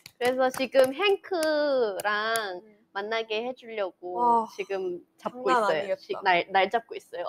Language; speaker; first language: Korean; non-native, fluent; Thai